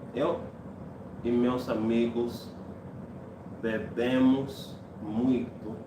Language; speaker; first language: Portuguese; non-native, learner; English